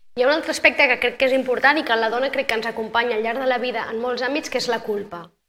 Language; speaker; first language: Catalan; native; Catalan